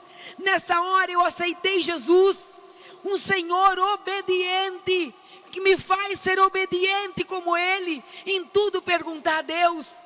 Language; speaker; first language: Portuguese; native; Portuguese